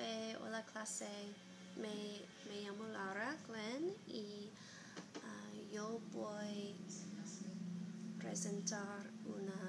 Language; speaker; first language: Spanish; non-native, learner; English